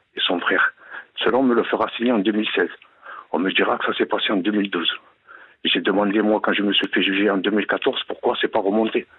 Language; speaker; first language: French; native; French